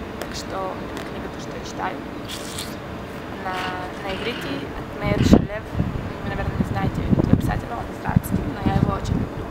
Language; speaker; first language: Russian; early bilingual, heritage; Russian